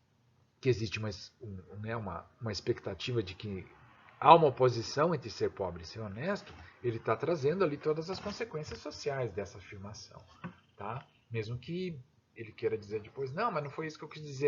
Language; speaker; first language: Portuguese; native; Portuguese